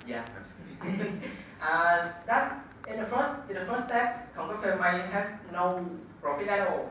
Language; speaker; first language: English; non-native, learner; Vietnamese